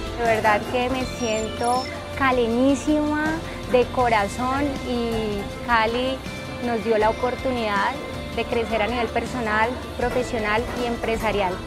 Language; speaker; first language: Spanish; early bilingual, other home language; Chinese